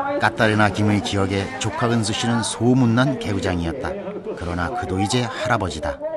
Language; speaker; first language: Korean; native; Korean